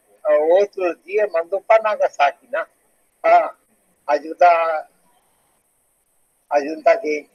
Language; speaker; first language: Portuguese; non-native, learner; Japanese